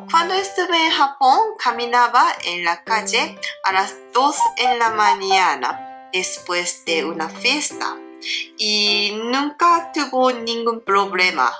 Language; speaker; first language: Spanish; non-native, learner; Japanese